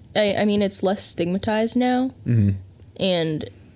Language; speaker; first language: English; native; English